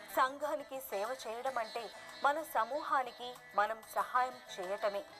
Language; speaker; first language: Telugu; early bilingual, heritage; Telugu